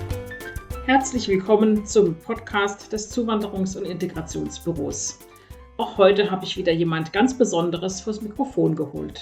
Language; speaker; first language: German; native; German